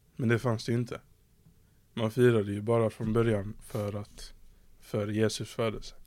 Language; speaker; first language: Swedish; native; Swedish